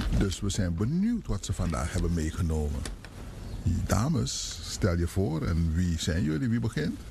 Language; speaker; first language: Dutch; non-native, local second language; Papiamento